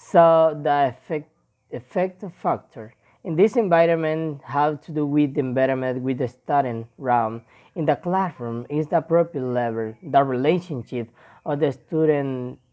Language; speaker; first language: English; non-native, learner; Spanish